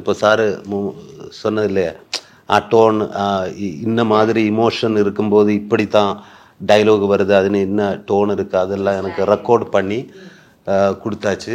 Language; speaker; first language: Tamil; non-native, learner; Malayalam